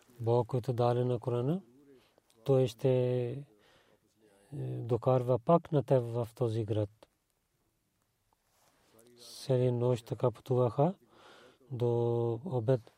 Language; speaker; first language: Bulgarian; non-native, learner; Urdu